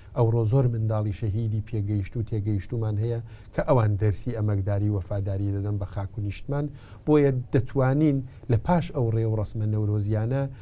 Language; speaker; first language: Central Kurdish; native; Central Kurdish